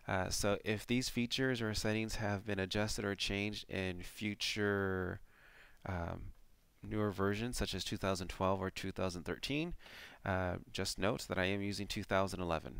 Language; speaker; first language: English; native; English